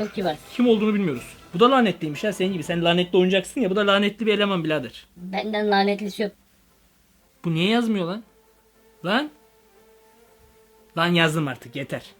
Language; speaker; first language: Turkish; native; Turkish